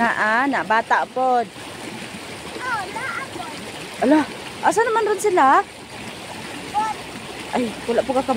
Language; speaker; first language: Filipino; non-native, local second language; Cebuano